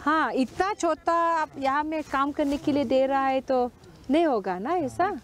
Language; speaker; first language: Hindi; non-native, local second language; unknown